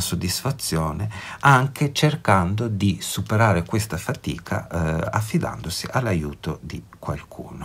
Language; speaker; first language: Italian; native; Italian